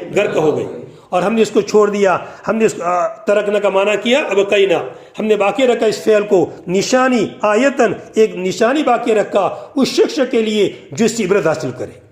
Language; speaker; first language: Urdu; non-native, local second language; Gujarati